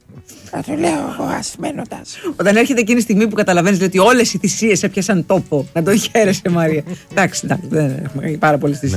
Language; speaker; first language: Greek; native; Greek